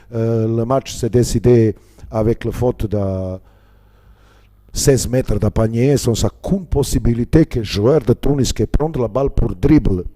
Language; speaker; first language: French; non-native, learner; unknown